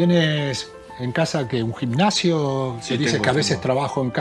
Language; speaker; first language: Spanish; native; Spanish